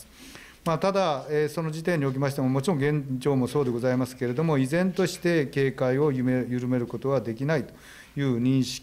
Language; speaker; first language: Japanese; native; Japanese